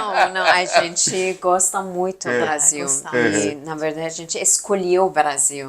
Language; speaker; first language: Portuguese; non-native, learner; Persian